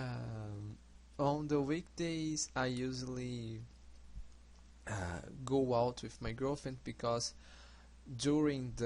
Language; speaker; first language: English; non-native, learner; Portuguese